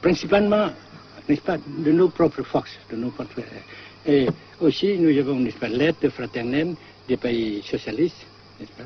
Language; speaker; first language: French; non-native, fluent; Vietnamese